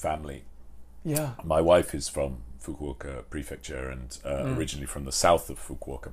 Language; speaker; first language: English; native; English